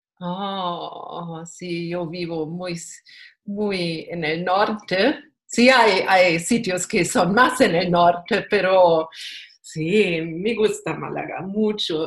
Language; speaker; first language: Spanish; non-native, learner; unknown